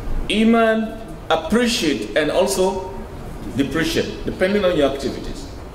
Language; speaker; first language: English; non-native, local second language; Hausa